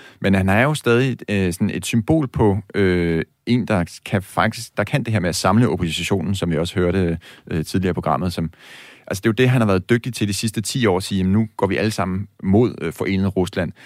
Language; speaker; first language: Danish; native; Danish